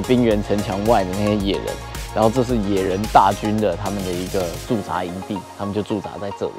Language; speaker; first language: Chinese; native; Chinese